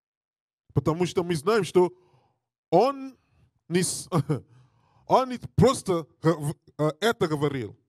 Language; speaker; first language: Russian; non-native, learner; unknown